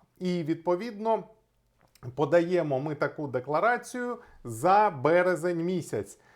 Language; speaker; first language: Ukrainian; non-native, local second language; Russian